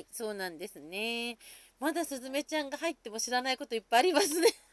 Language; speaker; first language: Japanese; native; Japanese